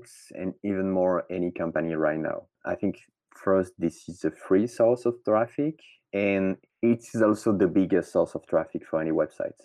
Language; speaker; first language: English; non-native, fluent; French